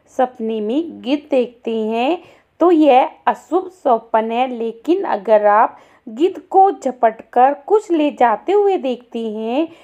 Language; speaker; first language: Hindi; native; Hindi